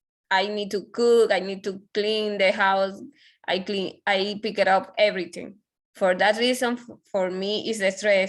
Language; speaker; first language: English; non-native, learner; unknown